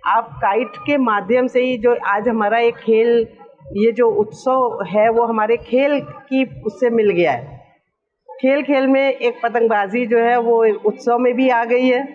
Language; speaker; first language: Hindi; native; Hindi